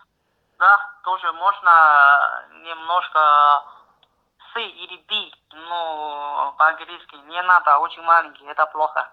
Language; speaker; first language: Russian; non-native, learner; Chinese